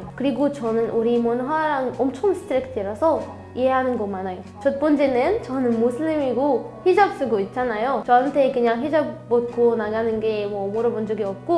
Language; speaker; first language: Korean; non-native, fluent; Arabic